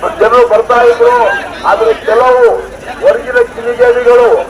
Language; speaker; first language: Kannada; non-native, local second language; Lambadi